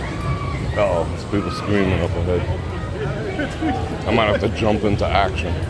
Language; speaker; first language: English; native; English